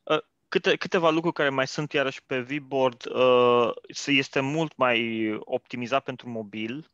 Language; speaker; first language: Romanian; native; Romanian